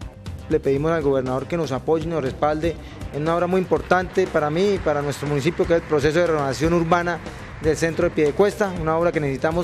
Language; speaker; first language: Spanish; native; Spanish